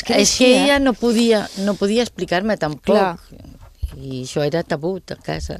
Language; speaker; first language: Catalan; non-native, local second language; Spanish